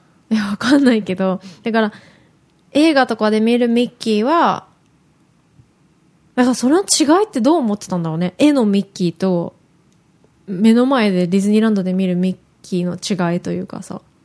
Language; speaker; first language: Japanese; native; Japanese